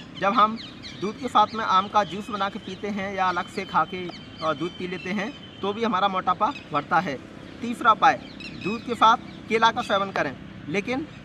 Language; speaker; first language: Hindi; native; Hindi